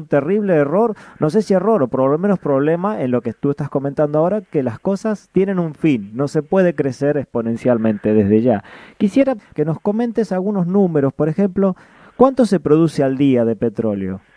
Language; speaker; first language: Spanish; native; Spanish